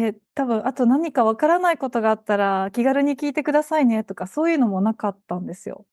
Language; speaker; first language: Japanese; native; Japanese